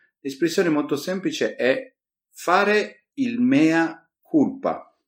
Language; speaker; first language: Italian; native; Italian